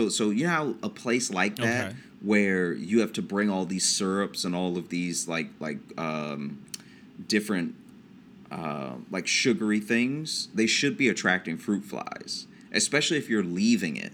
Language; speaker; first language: English; native; English